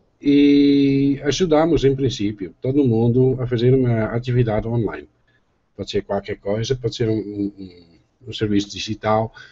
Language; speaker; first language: Portuguese; non-native, fluent; Dutch